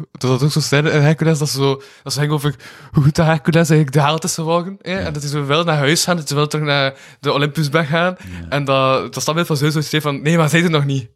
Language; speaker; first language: Dutch; native; Dutch